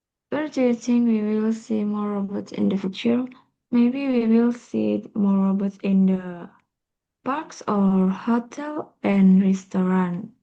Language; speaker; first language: English; non-native, learner; Indonesian